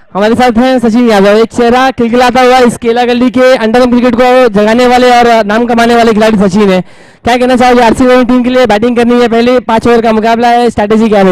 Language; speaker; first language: Hindi; non-native, local second language; Marathi